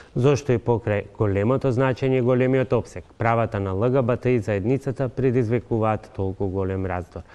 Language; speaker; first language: Macedonian; native; Macedonian